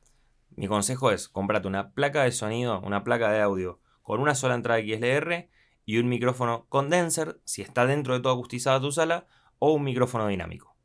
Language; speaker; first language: Spanish; native; Spanish